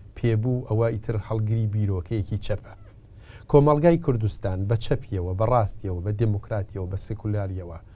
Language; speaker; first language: Central Kurdish; native; Central Kurdish